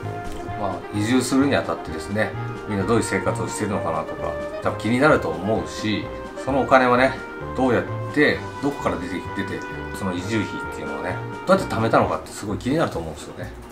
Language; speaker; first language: Japanese; native; Japanese